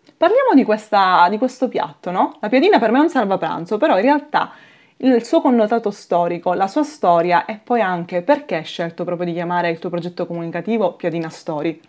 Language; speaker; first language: Italian; native; Italian